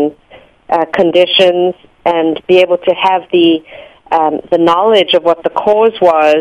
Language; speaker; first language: English; native; English